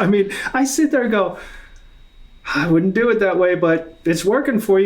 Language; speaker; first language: English; native; English